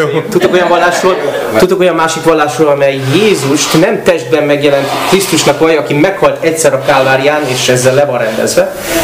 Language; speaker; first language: Hungarian; native; Hungarian